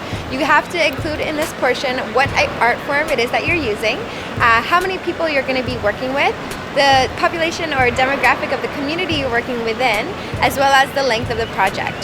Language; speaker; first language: English; native; English